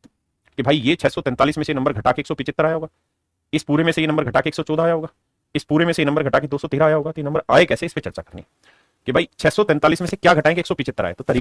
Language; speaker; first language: Hindi; native; Hindi